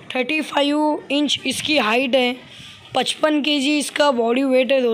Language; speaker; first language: Hindi; non-native, local second language; Urdu